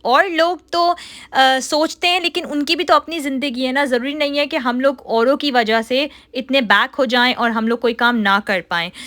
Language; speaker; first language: Urdu; native; Urdu